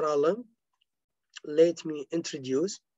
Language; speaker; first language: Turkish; non-native, fluent; Arabic